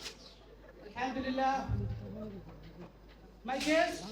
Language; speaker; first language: English; non-native, learner; Bangla